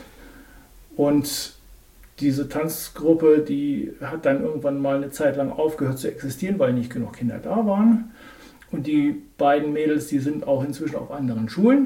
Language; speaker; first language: German; native; German